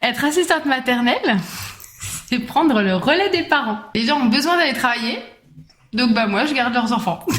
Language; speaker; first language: French; native; French